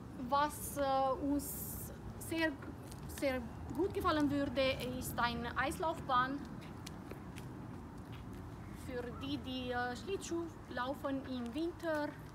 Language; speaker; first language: German; non-native, fluent; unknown